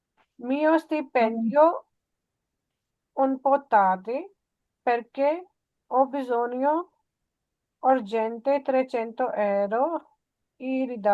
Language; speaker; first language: Italian; non-native, learner; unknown